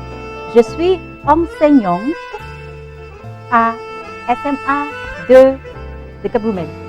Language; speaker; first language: French; non-native, fluent; Indonesian